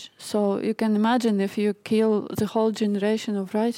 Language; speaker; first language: English; non-native, fluent; Russian